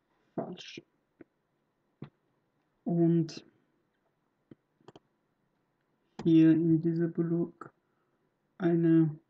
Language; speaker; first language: German; non-native, learner; Persian